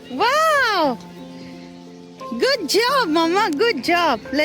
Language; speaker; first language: English; non-native, fluent; Bangla